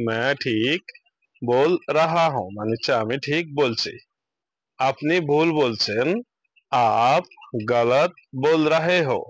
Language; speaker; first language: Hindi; non-native, learner; Bangla